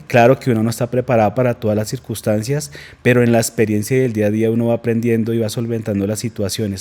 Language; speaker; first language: Spanish; native; Spanish